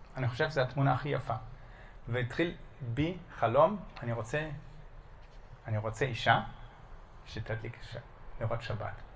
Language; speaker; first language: Hebrew; non-native, fluent; German